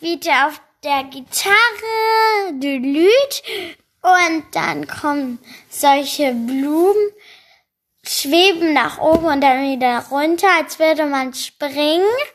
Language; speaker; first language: German; non-native, learner; Spanish